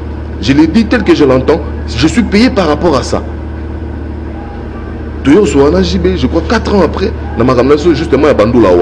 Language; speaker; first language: French; non-native, local second language; Lingala